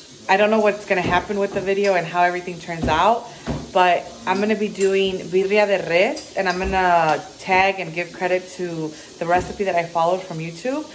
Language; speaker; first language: English; early bilingual, other home language; Spanish